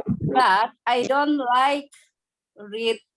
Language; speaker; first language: English; non-native, learner; Indonesian